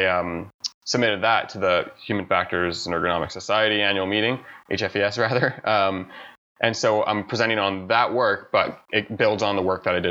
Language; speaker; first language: English; native; English